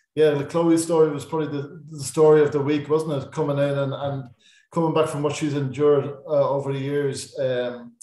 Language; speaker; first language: English; native; English